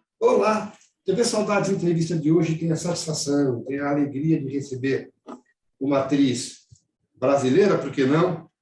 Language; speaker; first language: Portuguese; native; Portuguese